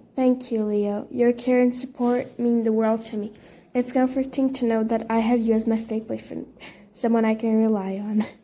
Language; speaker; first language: English; non-native, fluent; Portuguese